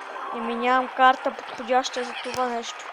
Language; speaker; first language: Bulgarian; native; Bulgarian